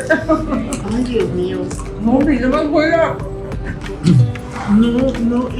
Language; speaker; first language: Spanish; native; Spanish